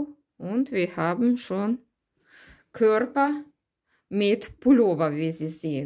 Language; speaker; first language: German; non-native, learner; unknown